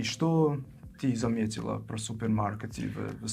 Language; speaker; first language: Russian; non-native, fluent; English